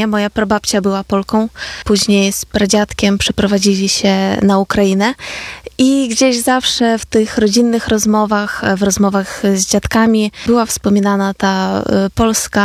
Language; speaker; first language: Polish; non-native, fluent; Ukrainian